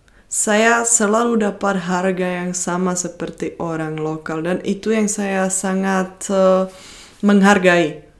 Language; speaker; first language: Indonesian; non-native, fluent; Czech